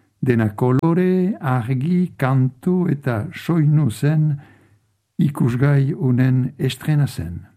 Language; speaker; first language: Basque; native; Basque